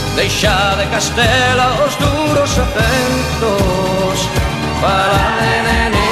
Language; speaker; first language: Galician; native; Galician